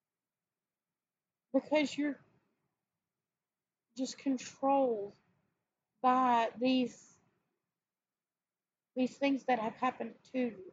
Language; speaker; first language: English; native; English